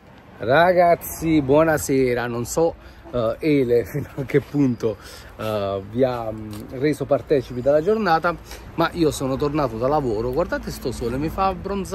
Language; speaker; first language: Italian; native; Italian